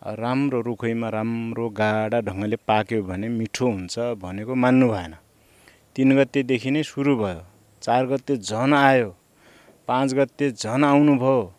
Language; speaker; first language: Nepali; native; Nepali